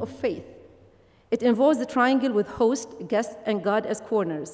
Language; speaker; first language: English; non-native, fluent; Arabic